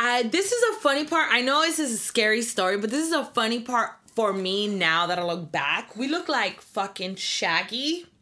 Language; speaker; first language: English; early bilingual, other home language; Spanish